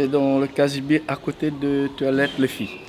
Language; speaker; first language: French; non-native, local second language; Réunion Creole French